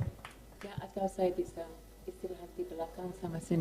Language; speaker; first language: Indonesian; non-native, fluent; English